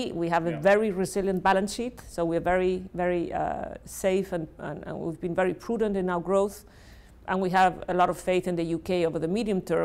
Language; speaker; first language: English; non-native, fluent; Spanish